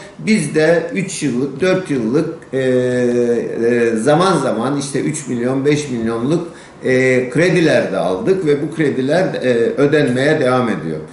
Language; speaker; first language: Turkish; native; Turkish